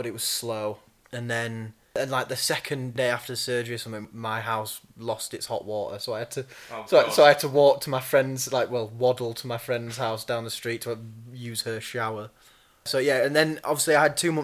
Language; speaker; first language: English; native; English